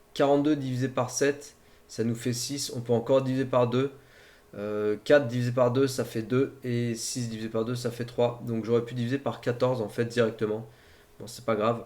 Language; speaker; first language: French; native; French